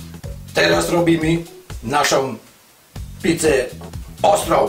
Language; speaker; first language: Polish; non-native, learner; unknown